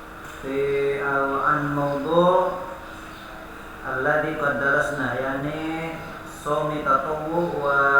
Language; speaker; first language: Arabic; non-native, learner; Indonesian